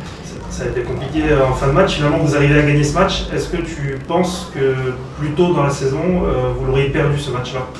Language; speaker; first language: French; native; French